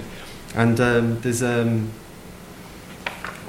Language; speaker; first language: English; native; English